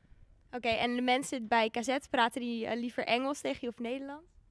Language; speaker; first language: Dutch; native; Dutch